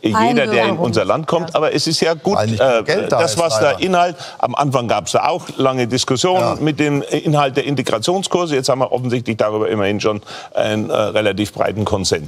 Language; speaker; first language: German; native; German